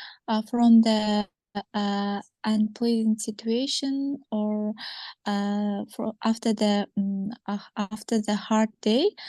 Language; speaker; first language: English; non-native, learner; Kazakh